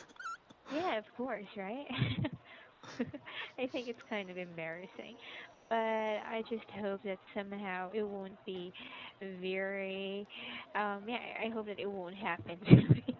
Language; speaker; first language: English; non-native, local second language; Filipino